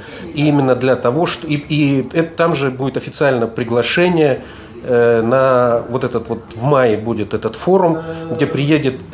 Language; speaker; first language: Russian; native; Russian